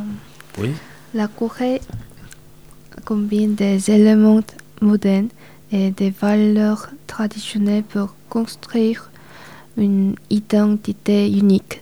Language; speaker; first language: French; non-native, learner; Korean